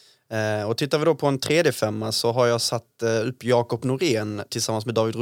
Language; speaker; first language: Swedish; native; Swedish